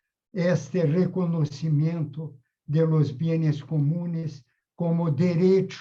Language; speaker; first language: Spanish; non-native, fluent; Portuguese